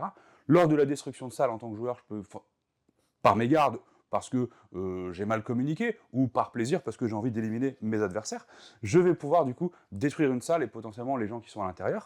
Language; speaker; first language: French; native; French